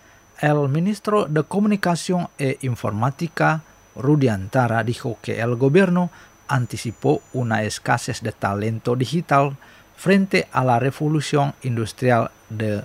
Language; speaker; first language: Spanish; non-native, fluent; Indonesian